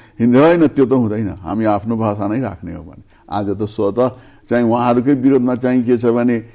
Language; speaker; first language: Nepali; non-native, local second language; Bhojpuri